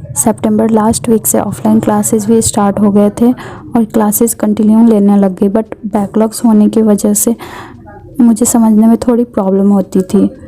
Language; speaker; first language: Hindi; native; Hindi